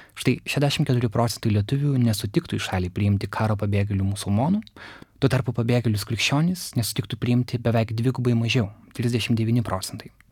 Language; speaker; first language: Lithuanian; native; Lithuanian